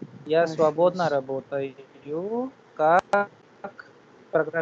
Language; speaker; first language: Russian; non-native, fluent; Hindi